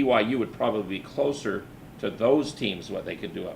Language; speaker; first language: English; native; English